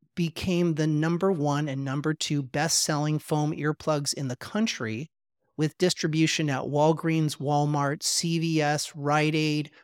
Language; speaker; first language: English; native; English